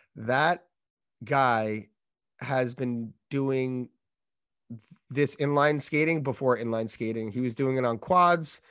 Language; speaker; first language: English; native; English